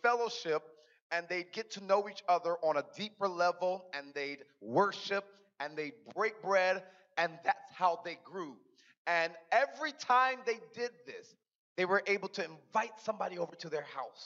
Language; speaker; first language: English; native; English